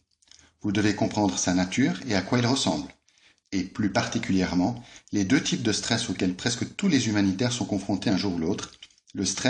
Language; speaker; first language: French; native; French